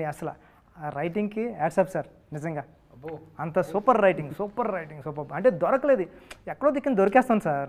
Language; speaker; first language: Telugu; native; Telugu